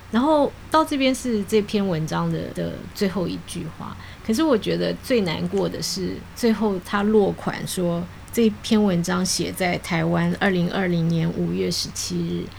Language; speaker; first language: Chinese; native; Chinese